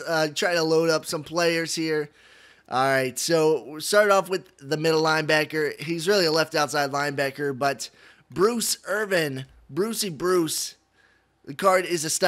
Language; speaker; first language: English; native; English